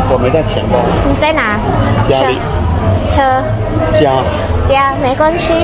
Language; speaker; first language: Chinese; non-native, learner; Thai